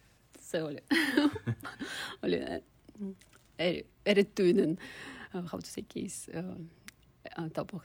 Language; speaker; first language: Finnish; non-native, learner; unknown